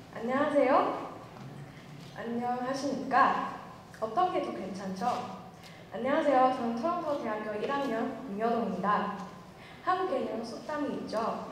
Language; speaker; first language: Korean; non-native, fluent; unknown